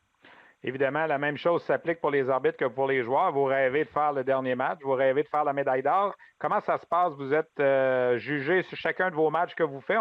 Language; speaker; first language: French; native; French